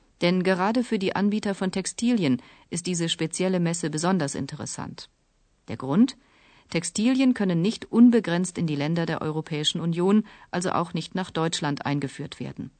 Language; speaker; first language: German; native; German